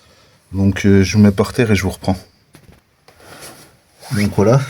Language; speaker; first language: French; native; French